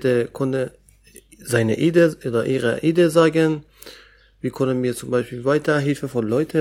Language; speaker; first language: German; non-native, learner; Persian